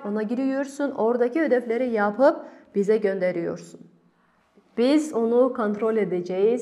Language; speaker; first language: Turkish; non-native, fluent; Kazakh